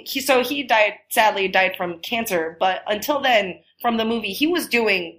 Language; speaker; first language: English; non-native, fluent; Chinese